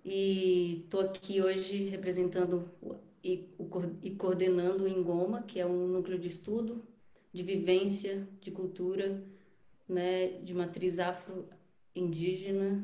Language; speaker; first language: Portuguese; native; Portuguese